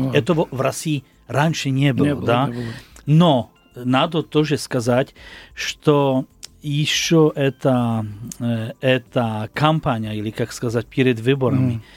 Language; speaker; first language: Russian; non-native, learner; Slovak